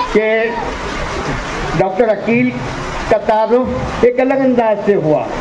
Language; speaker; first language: Hindi; non-native, local second language; Urdu